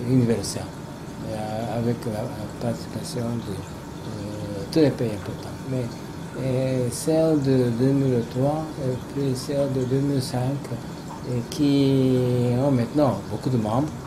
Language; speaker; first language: French; non-native, fluent; Japanese